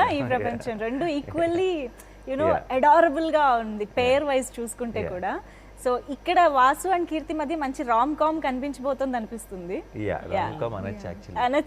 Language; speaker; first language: Telugu; native; Telugu